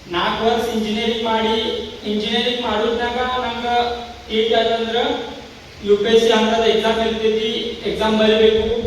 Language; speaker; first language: Kannada; non-native, local second language; Marathi